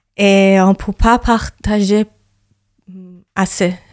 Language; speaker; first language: French; non-native, learner; Persian